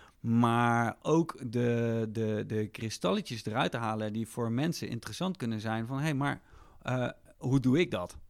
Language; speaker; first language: Dutch; native; Dutch